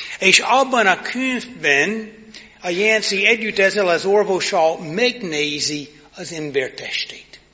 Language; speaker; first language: Hungarian; non-native, learner; English